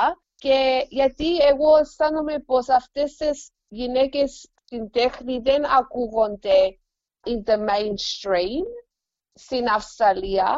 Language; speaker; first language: Greek; early bilingual, heritage; English